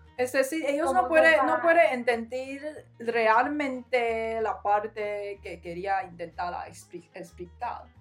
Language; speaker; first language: Spanish; non-native, learner; Chinese